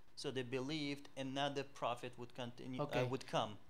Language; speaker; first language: English; non-native, fluent; Uzbek